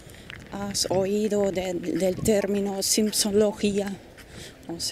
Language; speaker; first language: Spanish; non-native, fluent; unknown